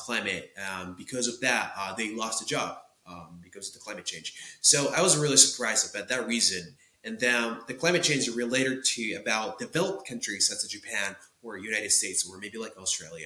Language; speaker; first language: English; non-native, fluent; Japanese